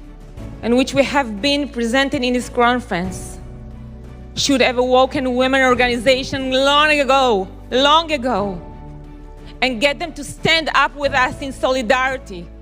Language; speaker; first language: English; non-native, fluent; Hebrew